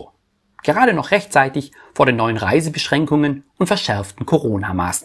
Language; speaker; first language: German; native; German